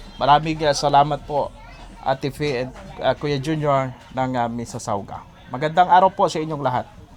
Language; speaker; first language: Filipino; native; Filipino